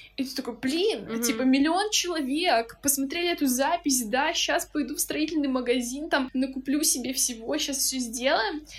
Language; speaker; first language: Russian; native; Russian